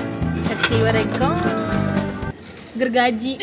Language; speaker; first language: English; non-native, fluent; Indonesian